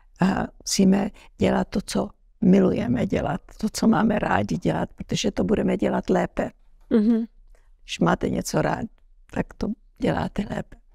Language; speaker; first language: Czech; early bilingual, heritage; Czech